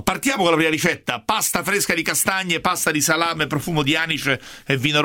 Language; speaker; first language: Italian; native; Italian